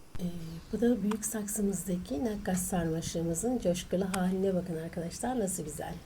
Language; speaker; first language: Turkish; native; Turkish